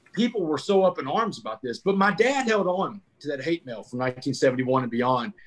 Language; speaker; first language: English; native; English